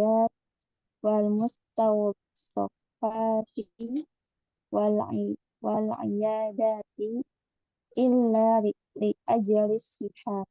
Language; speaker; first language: Arabic; non-native, learner; Indonesian